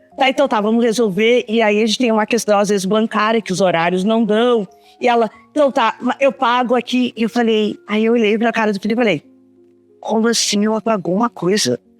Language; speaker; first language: Portuguese; native; Portuguese